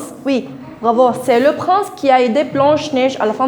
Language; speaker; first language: French; non-native, fluent; Arabic